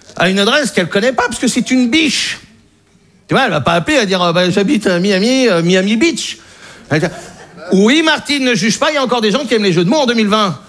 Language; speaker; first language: French; native; French